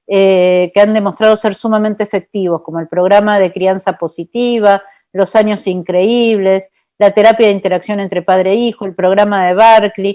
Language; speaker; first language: Spanish; native; Spanish